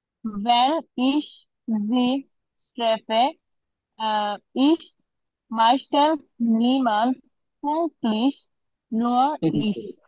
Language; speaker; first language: German; non-native, learner; Bangla